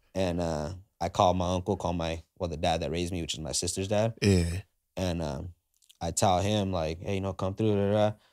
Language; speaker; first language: English; native; English